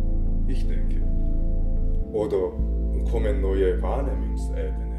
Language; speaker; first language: German; non-native, fluent; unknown